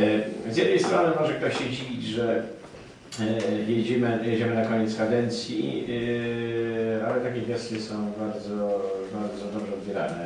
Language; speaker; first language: Polish; native; Polish